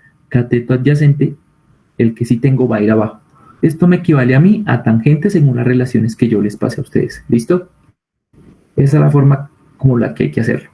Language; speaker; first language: Spanish; native; Spanish